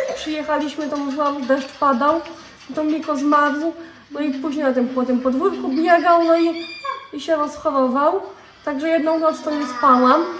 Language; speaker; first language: Polish; native; Polish